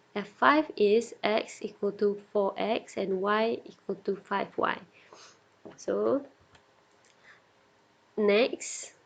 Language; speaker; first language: English; non-native, local second language; Malay